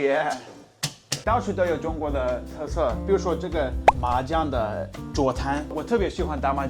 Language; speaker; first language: Chinese; non-native, fluent; English